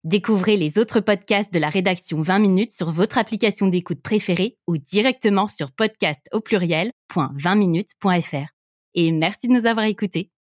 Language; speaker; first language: French; native; French